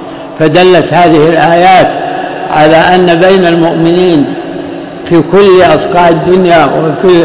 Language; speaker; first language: Arabic; native; Arabic